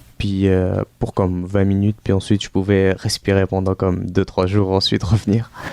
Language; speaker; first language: French; early bilingual, other home language; Arabic